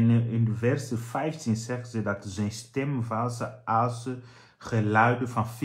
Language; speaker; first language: Dutch; non-native, fluent; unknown